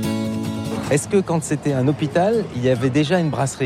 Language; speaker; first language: French; native; French